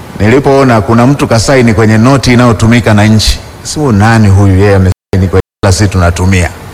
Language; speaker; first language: Swahili; non-native, local second language; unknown